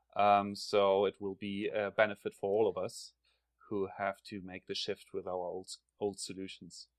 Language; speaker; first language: English; non-native, fluent; German